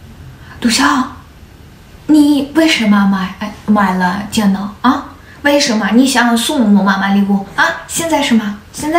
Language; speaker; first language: Chinese; non-native, learner; Russian